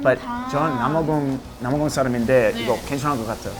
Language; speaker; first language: Korean; non-native, learner; English